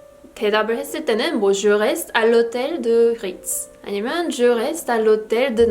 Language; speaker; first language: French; non-native, fluent; Korean